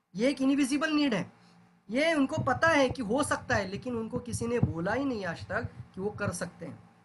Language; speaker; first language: Hindi; non-native, local second language; Marathi